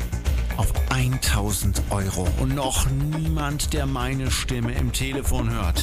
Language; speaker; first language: German; native; German